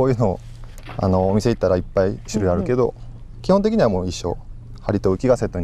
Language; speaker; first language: Japanese; native; Japanese